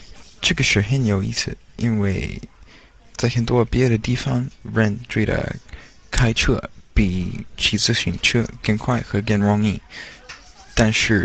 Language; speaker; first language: Chinese; non-native, learner; English